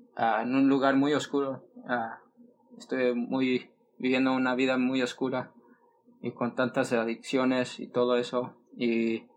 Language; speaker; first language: Spanish; early bilingual, heritage; Spanish